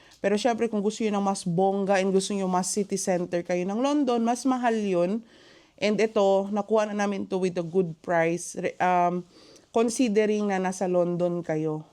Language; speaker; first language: Filipino; native; Filipino